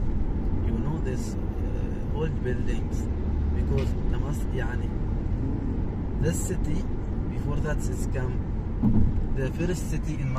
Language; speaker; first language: English; non-native, learner; Arabic